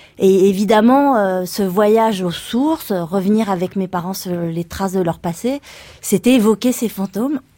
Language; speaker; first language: French; early bilingual, other home language; Vietnamese